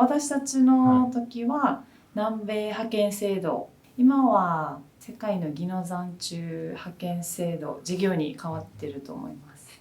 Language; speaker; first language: Japanese; native; Japanese